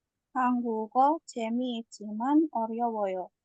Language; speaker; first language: Korean; non-native, learner; Indonesian